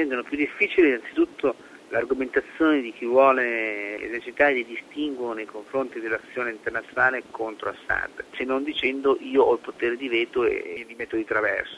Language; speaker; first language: Italian; native; Italian